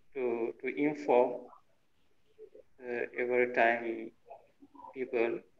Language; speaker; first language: English; non-native, learner; French